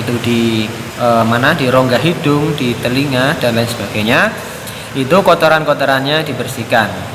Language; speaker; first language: Indonesian; native; Indonesian